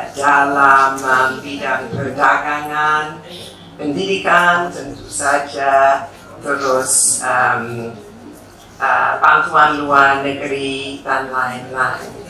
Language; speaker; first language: Indonesian; non-native, fluent; English